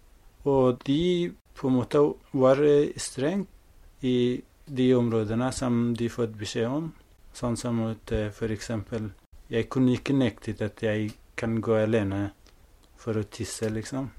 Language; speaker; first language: Norwegian; non-native, fluent; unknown